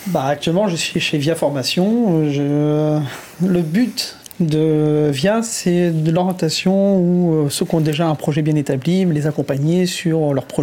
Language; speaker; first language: French; native; French